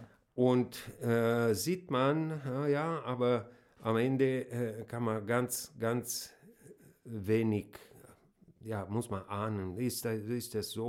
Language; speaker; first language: German; non-native, fluent; Romanian